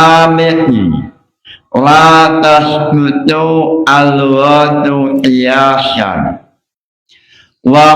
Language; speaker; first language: Arabic; non-native, fluent; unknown